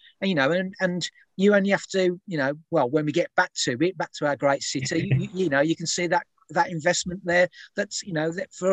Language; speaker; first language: English; native; English